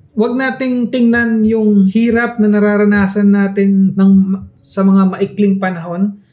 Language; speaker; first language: Filipino; non-native, local second language; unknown